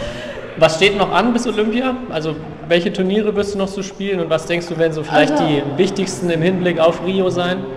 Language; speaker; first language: German; native; German